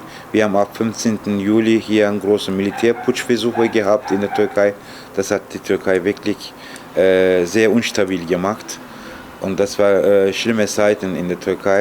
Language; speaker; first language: German; non-native, fluent; Turkish